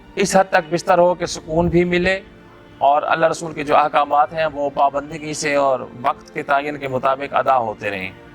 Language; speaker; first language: Urdu; non-native, local second language; Punjabi